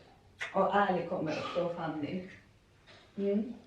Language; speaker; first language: Swedish; native; Swedish